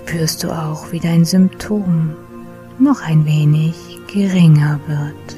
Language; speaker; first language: German; native; German